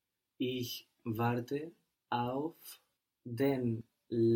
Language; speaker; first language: German; non-native, learner; English